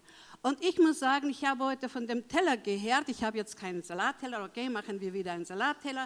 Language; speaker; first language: German; early bilingual, heritage; German